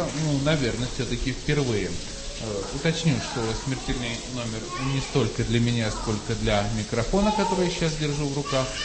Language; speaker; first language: Russian; native; Russian